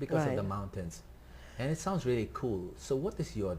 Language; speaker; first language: English; non-native, fluent; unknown